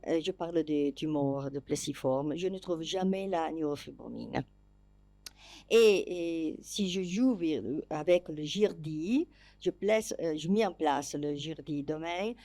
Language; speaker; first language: French; non-native, learner; Italian